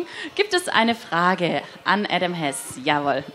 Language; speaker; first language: German; native; German